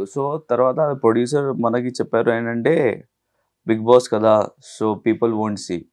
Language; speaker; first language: Telugu; non-native, local second language; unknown